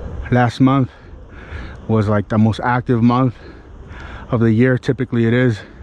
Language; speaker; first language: English; native; English